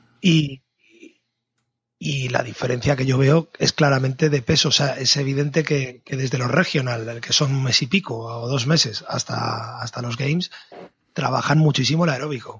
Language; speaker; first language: Spanish; native; Spanish